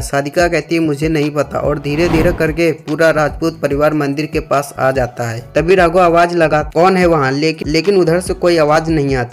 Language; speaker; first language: Hindi; native; Hindi